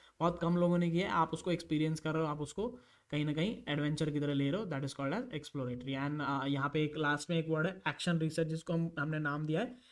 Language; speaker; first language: Hindi; native; Hindi